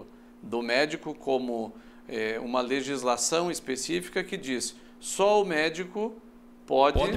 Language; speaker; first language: Portuguese; native; Portuguese